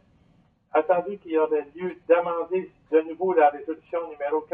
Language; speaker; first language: French; native; French